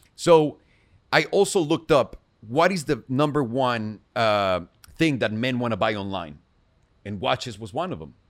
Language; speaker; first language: English; non-native, fluent; Spanish